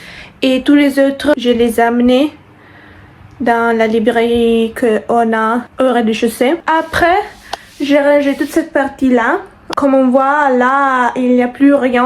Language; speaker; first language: French; non-native, fluent; Italian